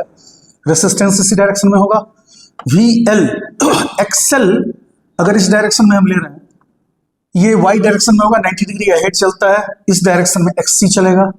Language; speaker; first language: Hindi; native; Hindi